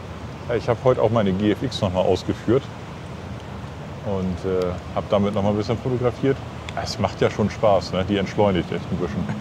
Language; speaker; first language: German; native; German